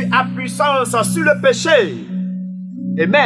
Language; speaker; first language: French; non-native, local second language; Ewe